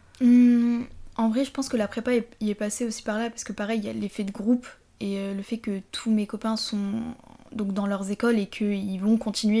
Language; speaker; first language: French; native; French